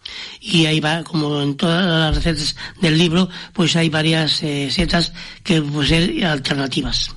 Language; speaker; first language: Spanish; native; Spanish